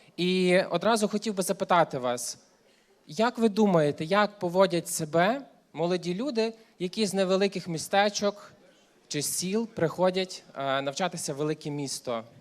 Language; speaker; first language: Ukrainian; native; Ukrainian